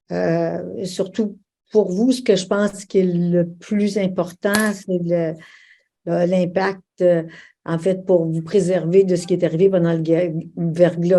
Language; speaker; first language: French; native; French